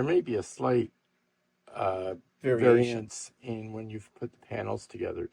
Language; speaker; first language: English; native; English